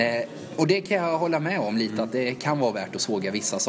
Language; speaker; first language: Swedish; native; Swedish